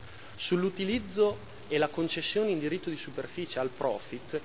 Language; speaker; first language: Italian; native; Italian